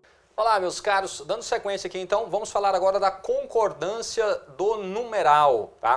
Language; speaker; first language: Portuguese; native; Portuguese